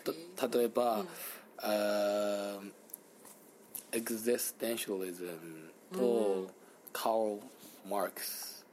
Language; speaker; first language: Japanese; non-native, learner; Chinese